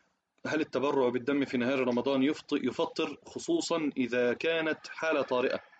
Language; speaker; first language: Arabic; native; Arabic